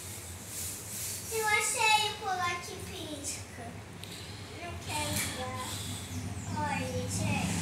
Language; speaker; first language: Portuguese; native; Portuguese